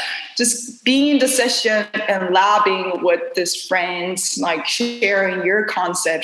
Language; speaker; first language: English; non-native, fluent; Korean